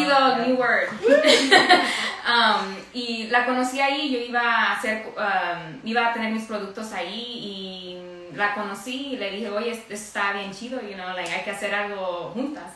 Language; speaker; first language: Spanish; early bilingual, heritage; Spanish